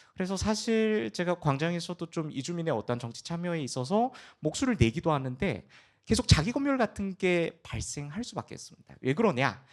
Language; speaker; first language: Korean; early bilingual, heritage; Korean